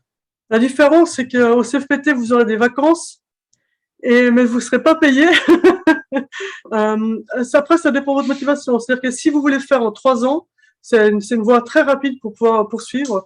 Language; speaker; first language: French; native; French